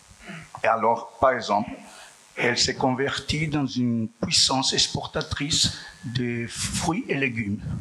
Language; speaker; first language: French; non-native, fluent; Portuguese